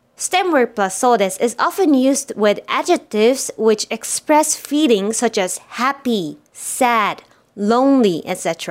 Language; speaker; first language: English; non-native, fluent; Japanese